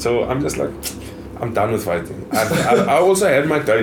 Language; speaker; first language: English; native; English